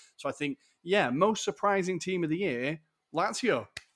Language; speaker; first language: English; native; English